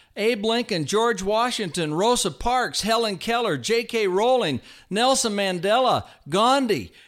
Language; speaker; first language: English; native; English